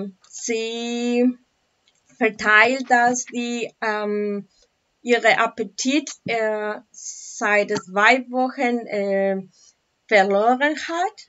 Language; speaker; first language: German; non-native, learner; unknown